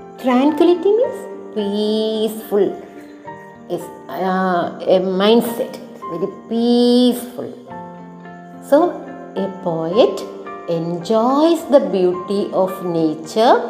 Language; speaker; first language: English; non-native, local second language; Malayalam